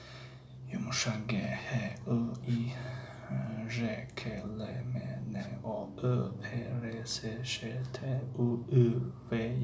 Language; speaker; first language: Turkish; non-native, fluent; Tajik